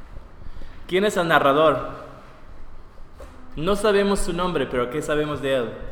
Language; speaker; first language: Spanish; non-native, fluent; English